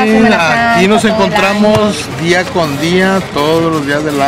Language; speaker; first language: Spanish; native; Spanish